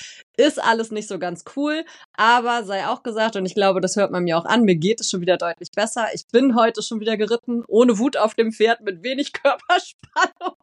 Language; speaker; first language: German; native; German